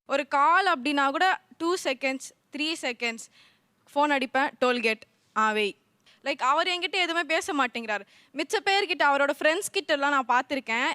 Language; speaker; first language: Tamil; non-native, local second language; Telugu